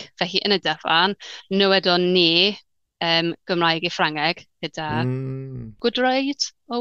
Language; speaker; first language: Welsh; non-native, learner; English